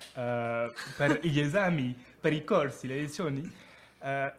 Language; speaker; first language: Italian; non-native, fluent; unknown